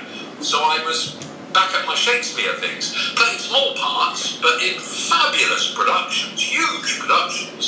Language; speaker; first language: English; native; English